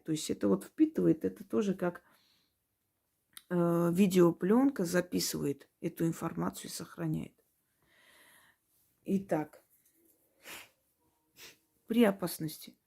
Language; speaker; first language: Russian; native; Russian